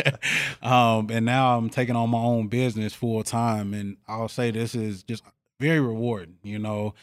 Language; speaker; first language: English; native; English